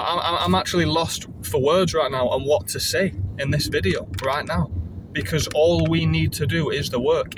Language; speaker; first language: English; native; English